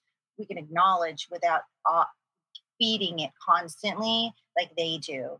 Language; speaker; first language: English; native; English